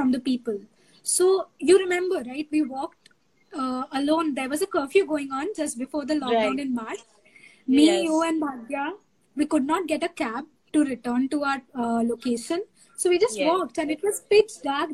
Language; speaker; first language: English; non-native, local second language; Bangla